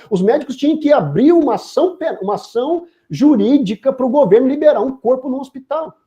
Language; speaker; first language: Portuguese; native; Portuguese